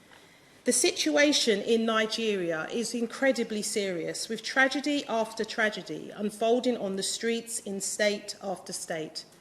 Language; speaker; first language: English; native; English